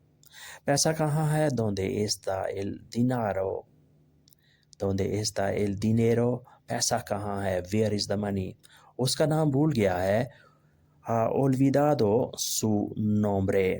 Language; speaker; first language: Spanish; non-native, learner; Urdu